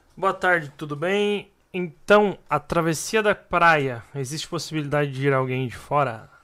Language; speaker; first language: Portuguese; native; Portuguese